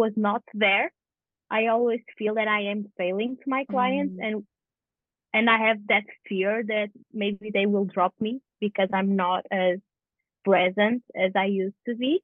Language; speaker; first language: English; non-native, fluent; Portuguese